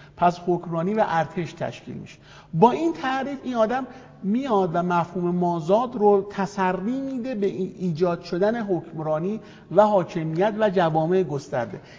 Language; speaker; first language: Persian; native; Persian